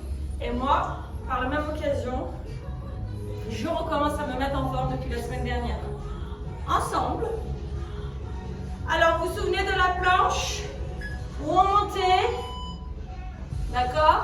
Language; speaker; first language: French; native; French